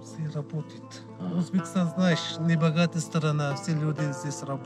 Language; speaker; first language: Russian; non-native, learner; Uzbek